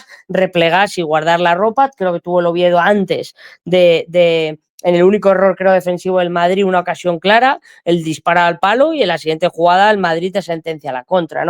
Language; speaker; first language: Spanish; native; Spanish